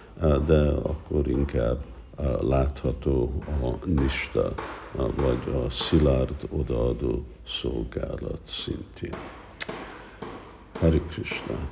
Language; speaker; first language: Hungarian; early bilingual, heritage; Hungarian